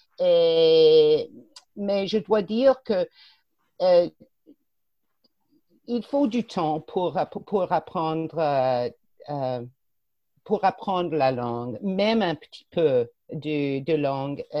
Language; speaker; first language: French; non-native, fluent; English